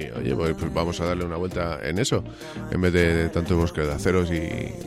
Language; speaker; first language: Spanish; native; Spanish